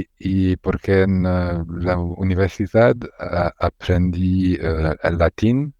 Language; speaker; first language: Spanish; non-native, learner; Hungarian